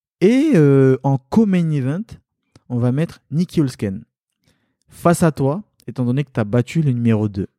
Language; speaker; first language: French; early bilingual, other home language; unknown